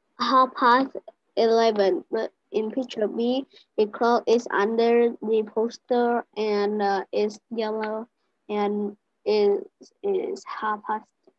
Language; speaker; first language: English; non-native, learner; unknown